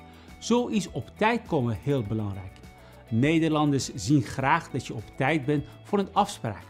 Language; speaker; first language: Dutch; non-native, fluent; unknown